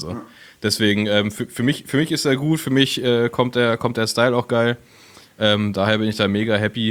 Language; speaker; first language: German; native; German